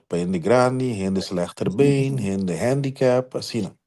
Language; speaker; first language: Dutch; non-native, local second language; Papiamento